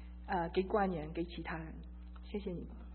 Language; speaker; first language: Chinese; early bilingual, heritage; Chinese